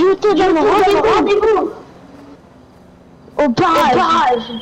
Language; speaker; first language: French; native; French